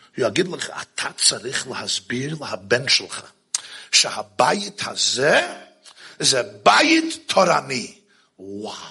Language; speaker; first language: Hebrew; non-native, fluent; English